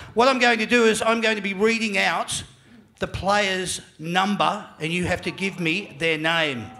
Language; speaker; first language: English; native; English